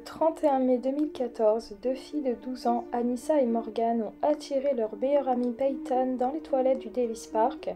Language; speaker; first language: French; native; French